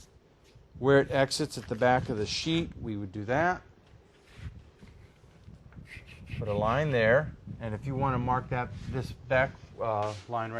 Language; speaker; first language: English; native; English